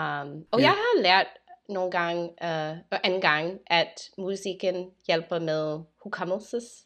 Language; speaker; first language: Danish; non-native, learner; English